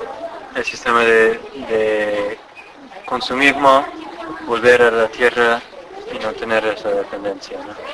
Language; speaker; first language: Spanish; non-native, fluent; English